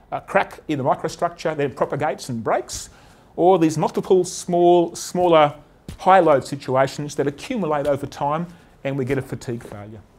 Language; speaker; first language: English; native; English